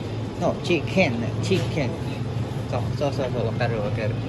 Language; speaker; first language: Japanese; non-native, learner; Filipino